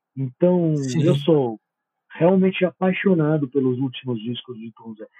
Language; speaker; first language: Portuguese; non-native, fluent; Italian